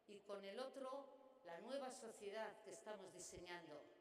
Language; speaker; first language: Spanish; non-native, local second language; Basque